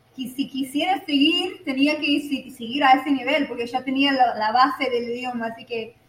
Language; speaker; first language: Spanish; non-native, fluent; English